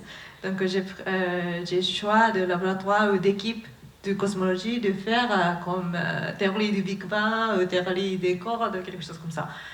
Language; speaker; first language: French; non-native, learner; Japanese